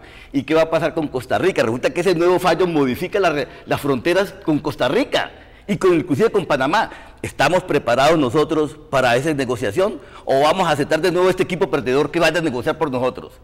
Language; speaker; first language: Spanish; native; Spanish